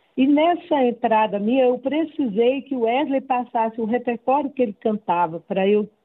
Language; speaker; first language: Portuguese; native; Portuguese